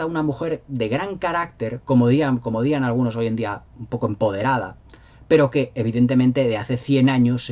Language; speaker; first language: Spanish; native; Spanish